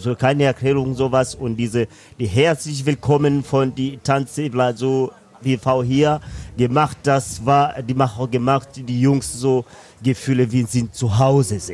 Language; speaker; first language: German; non-native, learner; Swahili